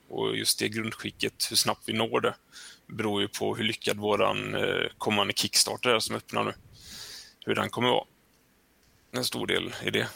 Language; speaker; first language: Swedish; native; Swedish